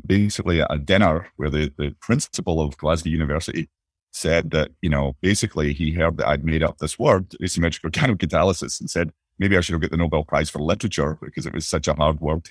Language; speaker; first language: English; native; English